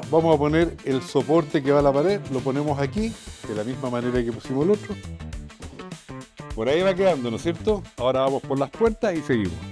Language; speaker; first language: Spanish; native; Spanish